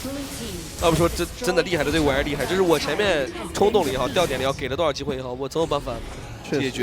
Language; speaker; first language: Chinese; native; Chinese